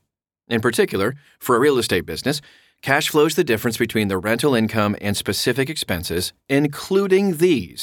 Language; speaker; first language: English; native; English